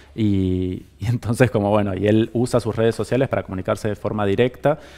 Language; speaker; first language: Spanish; native; Spanish